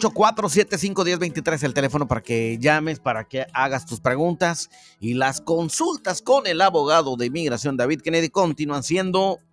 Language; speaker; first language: Spanish; native; Spanish